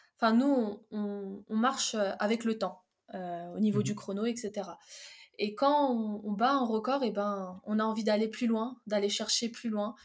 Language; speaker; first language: French; early bilingual, other home language; Arabic